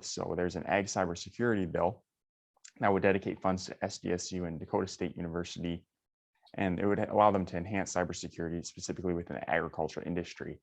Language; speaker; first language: English; native; English